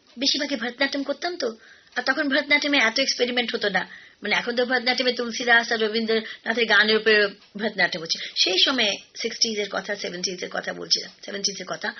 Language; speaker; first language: Bangla; non-native, local second language; Hindi